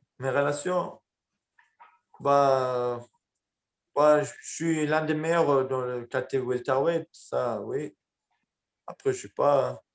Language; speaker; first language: French; early bilingual, other home language; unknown